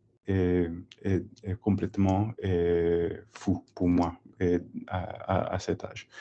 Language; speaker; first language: French; non-native, learner; English